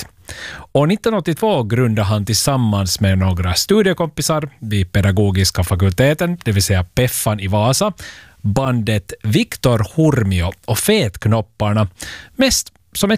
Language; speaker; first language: Swedish; native; Swedish